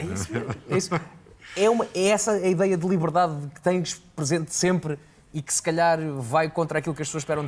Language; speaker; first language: Portuguese; native; Portuguese